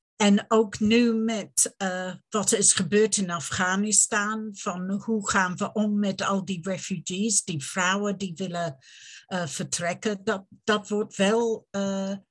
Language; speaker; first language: Dutch; non-native, fluent; English